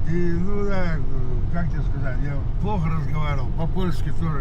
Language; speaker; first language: Russian; non-native, local second language; Chechen